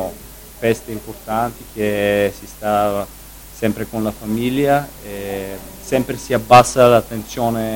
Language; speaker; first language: Italian; non-native, fluent; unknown